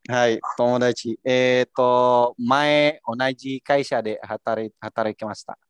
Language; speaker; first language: Japanese; non-native, learner; Indonesian